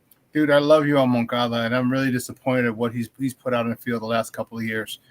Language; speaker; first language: English; native; English